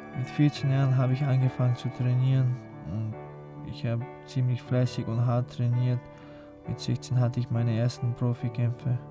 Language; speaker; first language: German; early bilingual, other home language; Chechen